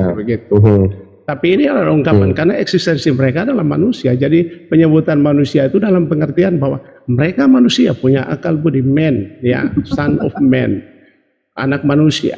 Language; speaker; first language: Indonesian; native; Indonesian